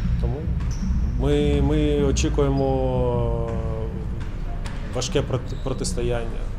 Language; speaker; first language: Ukrainian; non-native, local second language; Russian